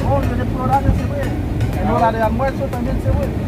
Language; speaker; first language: Spanish; non-native, fluent; Haitian Creole